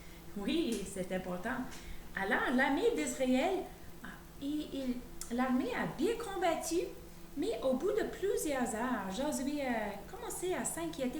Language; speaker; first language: French; native; French